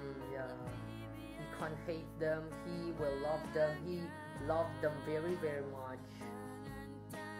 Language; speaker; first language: English; non-native, fluent; Indonesian